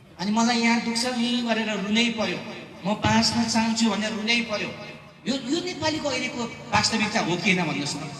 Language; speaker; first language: Nepali; non-native, local second language; Eastern Tamang